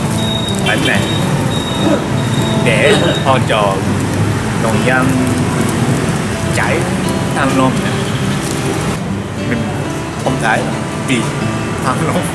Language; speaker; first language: Vietnamese; non-native, learner; Japanese